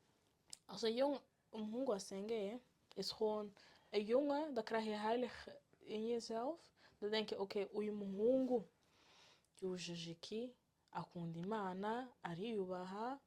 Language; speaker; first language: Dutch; non-native, learner; Kinyarwanda